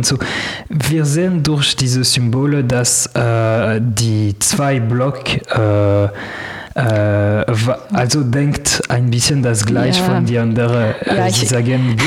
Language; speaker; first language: German; non-native, learner; French